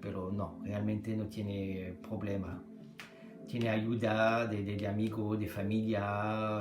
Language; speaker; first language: Spanish; non-native, learner; French